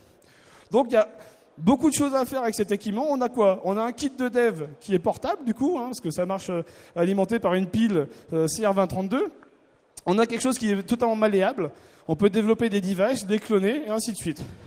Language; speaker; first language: French; native; French